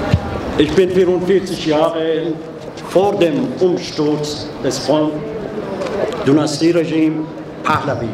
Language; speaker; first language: German; non-native, fluent; Persian